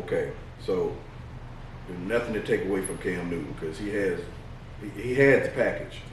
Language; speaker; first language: English; native; English